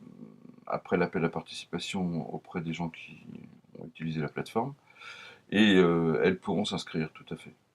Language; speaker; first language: French; native; French